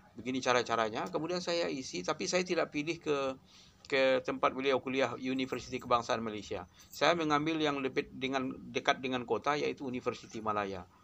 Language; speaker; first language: Indonesian; non-native, local second language; Minangkabau